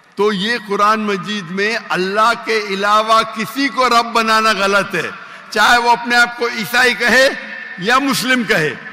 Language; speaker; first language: Urdu; non-native, local second language; Konkani